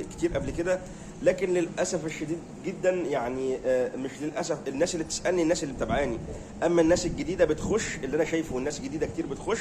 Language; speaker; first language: Arabic; native; Arabic